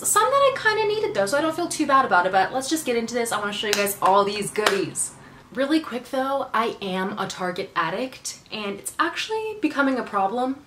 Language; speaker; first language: English; native; English